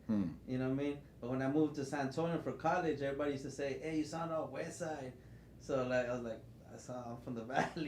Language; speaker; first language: English; native; English